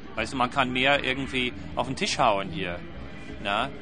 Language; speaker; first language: German; non-native, fluent; English